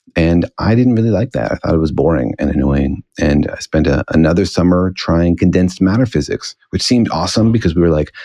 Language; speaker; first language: English; native; English